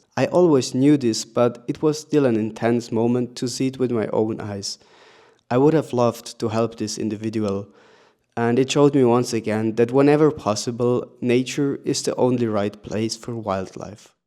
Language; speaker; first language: English; non-native, fluent; German